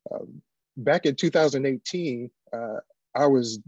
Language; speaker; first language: English; native; English